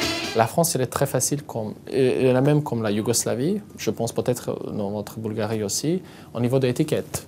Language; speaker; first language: French; non-native, fluent; Serbian